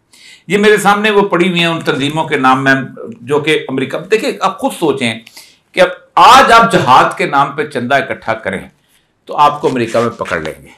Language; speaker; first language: Urdu; native; Urdu